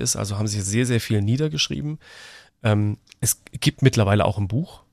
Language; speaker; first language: German; native; German